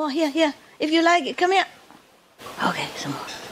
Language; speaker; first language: English; non-native, fluent; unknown